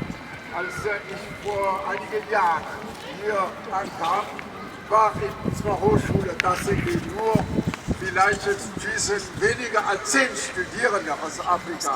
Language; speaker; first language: German; non-native, learner; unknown